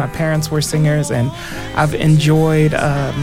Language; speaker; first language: English; native; English